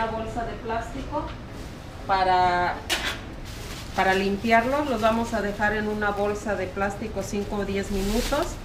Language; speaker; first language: Spanish; native; Spanish